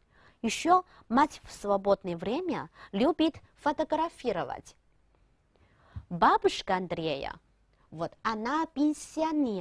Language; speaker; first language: Russian; non-native, fluent; Chinese